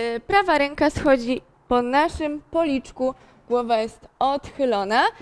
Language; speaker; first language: Polish; native; Polish